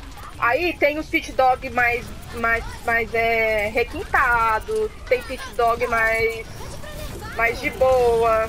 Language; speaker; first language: Portuguese; native; Portuguese